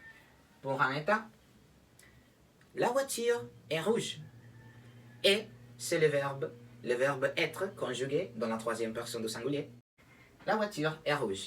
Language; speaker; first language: French; non-native, fluent; Spanish